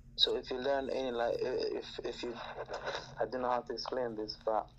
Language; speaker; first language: English; non-native, fluent; Arabic